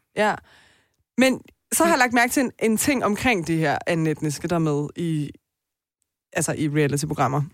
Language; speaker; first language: Danish; early bilingual, other home language; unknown